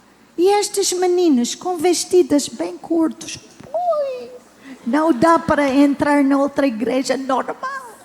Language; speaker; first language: Portuguese; non-native, learner; English